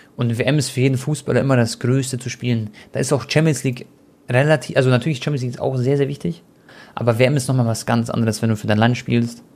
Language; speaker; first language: German; early bilingual, other home language; Croatian